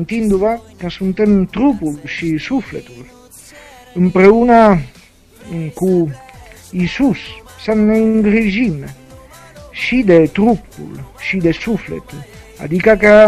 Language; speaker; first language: Romanian; non-native, fluent; Italian